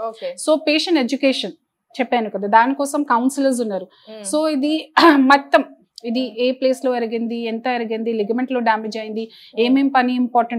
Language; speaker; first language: Telugu; non-native, fluent; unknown